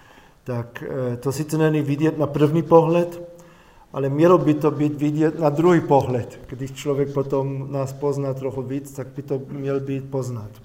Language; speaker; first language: Czech; non-native, fluent; German